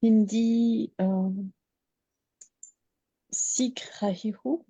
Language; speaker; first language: Hindi; non-native, learner; English